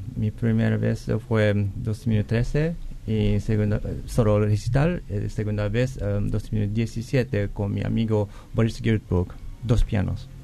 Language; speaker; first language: Spanish; non-native, learner; Japanese